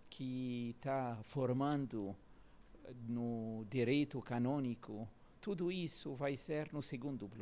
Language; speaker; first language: Portuguese; non-native, fluent; Arabic